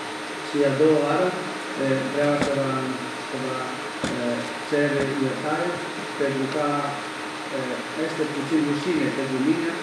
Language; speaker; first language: Romanian; non-native, learner; Greek